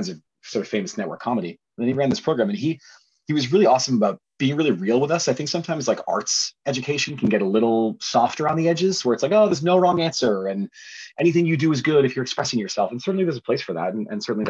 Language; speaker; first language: English; native; English